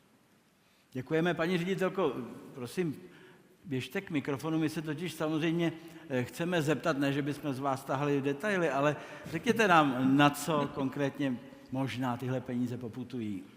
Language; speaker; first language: Czech; native; Czech